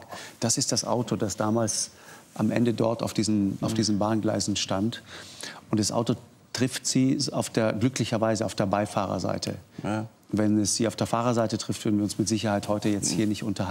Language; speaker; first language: German; native; German